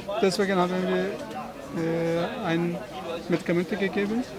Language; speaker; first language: German; non-native, fluent; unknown